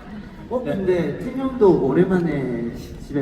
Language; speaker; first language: Korean; non-native, fluent; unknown